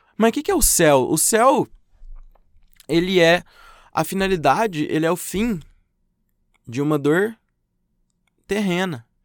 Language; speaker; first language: Portuguese; native; Portuguese